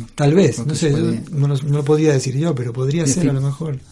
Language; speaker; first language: Spanish; native; Spanish